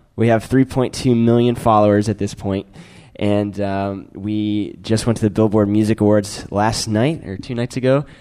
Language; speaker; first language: English; native; English